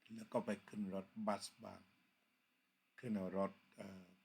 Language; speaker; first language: Thai; native; Thai